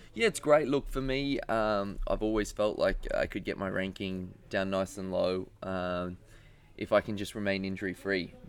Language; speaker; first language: English; native; English